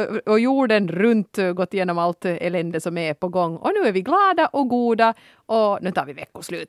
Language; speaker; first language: Swedish; native; Swedish